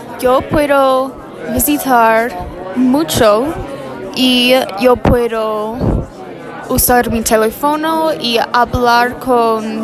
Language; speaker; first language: Spanish; non-native, learner; English